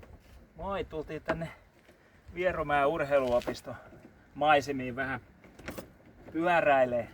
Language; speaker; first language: Finnish; native; Finnish